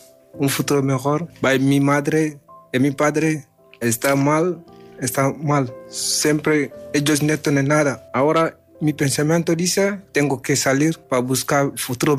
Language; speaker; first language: Spanish; non-native, learner; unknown